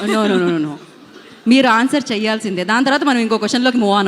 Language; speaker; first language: Telugu; native; Telugu